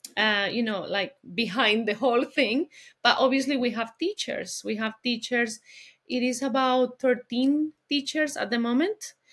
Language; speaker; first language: English; non-native, fluent; Spanish